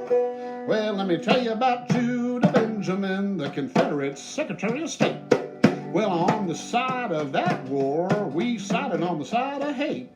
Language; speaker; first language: English; native; English